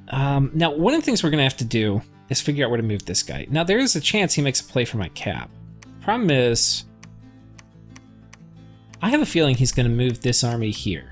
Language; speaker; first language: English; native; English